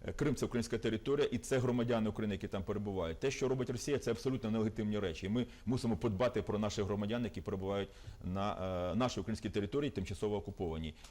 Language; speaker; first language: Ukrainian; native; Ukrainian